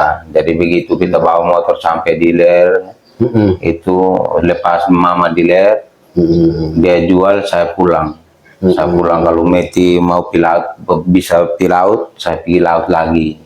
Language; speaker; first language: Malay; non-native, local second language; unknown